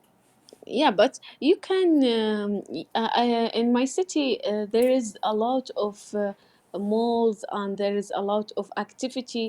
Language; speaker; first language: English; non-native, learner; Arabic